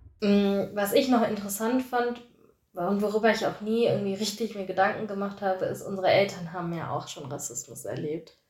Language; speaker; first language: German; early bilingual, other home language; Tamil